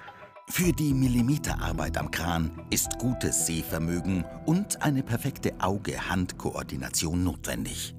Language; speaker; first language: German; native; German